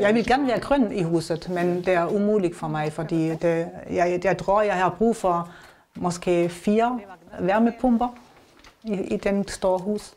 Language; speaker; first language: Danish; non-native, learner; German